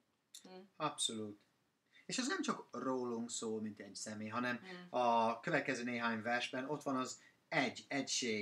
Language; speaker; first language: Hungarian; non-native, fluent; English